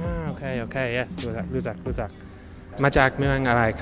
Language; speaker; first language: Thai; non-native, learner; English